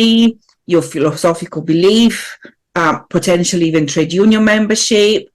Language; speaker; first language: English; non-native, fluent; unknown